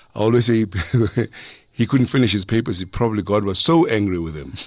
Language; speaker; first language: English; non-native, local second language; Zulu